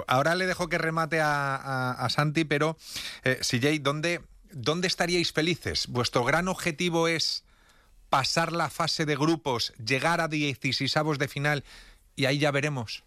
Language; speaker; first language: Spanish; native; Spanish